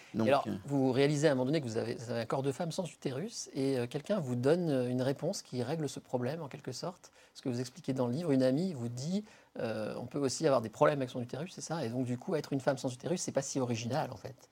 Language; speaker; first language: French; native; French